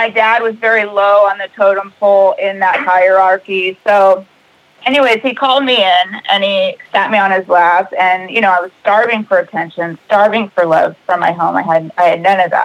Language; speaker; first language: English; native; English